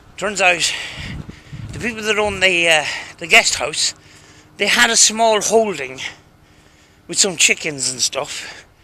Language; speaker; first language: English; native; English